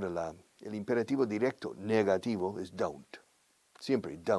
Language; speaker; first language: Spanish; non-native, fluent; English